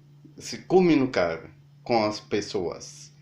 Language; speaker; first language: Portuguese; non-native, learner; Haitian Creole